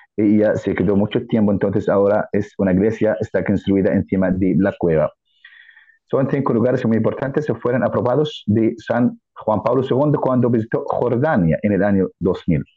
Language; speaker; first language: Spanish; non-native, fluent; Arabic